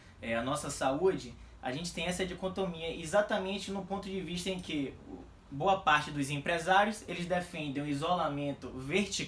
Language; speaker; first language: Portuguese; native; Portuguese